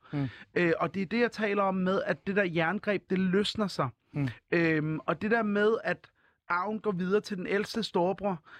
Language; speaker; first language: Danish; early bilingual, other home language; Arabic